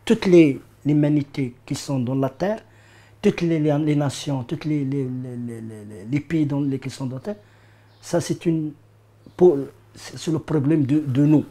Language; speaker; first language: French; non-native, learner; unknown